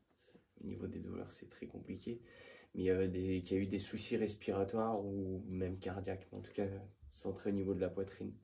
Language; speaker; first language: French; native; French